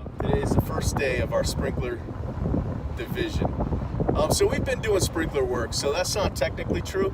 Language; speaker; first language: English; native; English